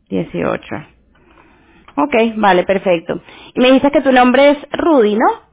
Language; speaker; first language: Spanish; non-native, fluent; English